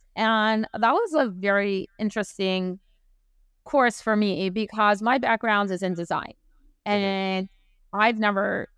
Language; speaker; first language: English; native; English